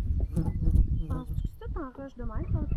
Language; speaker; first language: French; native; French